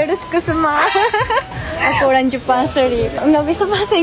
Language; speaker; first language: Indonesian; non-native, learner; Japanese